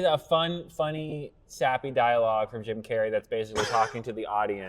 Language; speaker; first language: English; native; English